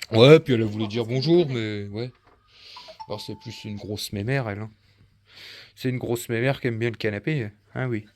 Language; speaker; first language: French; native; French